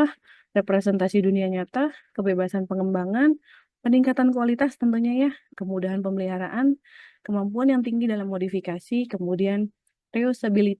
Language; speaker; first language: Indonesian; native; Indonesian